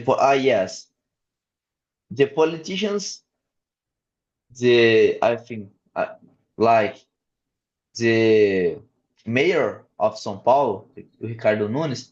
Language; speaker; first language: English; non-native, learner; Portuguese